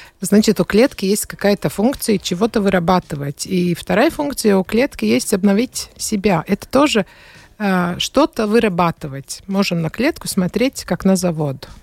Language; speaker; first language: Russian; non-native, fluent; Latvian